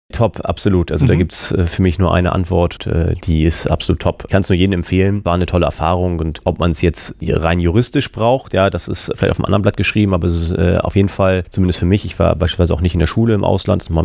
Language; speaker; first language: German; native; German